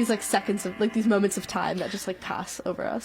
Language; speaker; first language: English; native; English